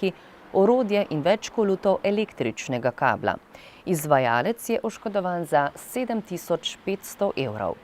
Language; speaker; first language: Slovenian; native; Slovenian